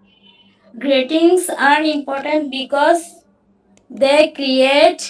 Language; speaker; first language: English; non-native, learner; Bangla